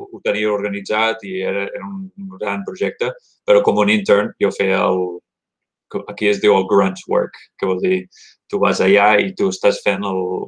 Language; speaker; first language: Catalan; early bilingual, heritage; Catalan